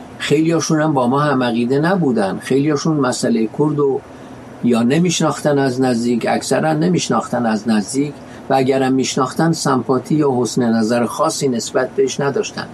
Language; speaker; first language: Persian; non-native, local second language; Central Kurdish